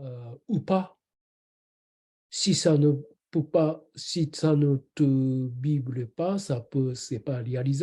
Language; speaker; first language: French; non-native, learner; Japanese